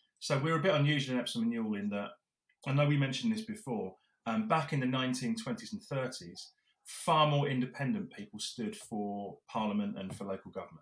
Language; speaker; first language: English; native; English